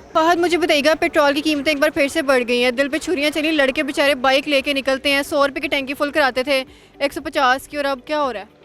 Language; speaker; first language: Urdu; native; Urdu